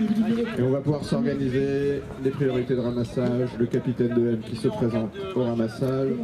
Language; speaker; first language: French; native; French